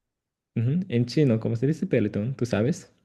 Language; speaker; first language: Spanish; non-native, fluent; Chinese